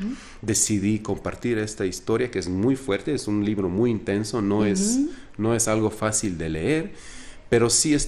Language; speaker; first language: Spanish; non-native, fluent; Arabic